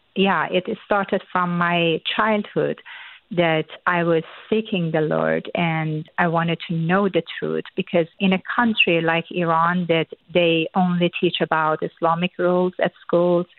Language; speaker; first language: English; non-native, fluent; Persian